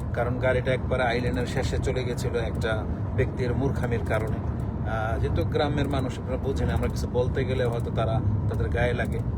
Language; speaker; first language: Bangla; native; Bangla